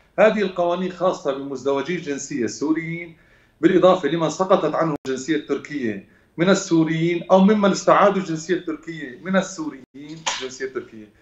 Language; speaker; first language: Arabic; native; Arabic